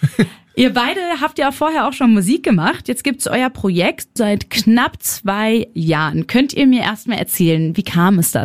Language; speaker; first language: German; native; German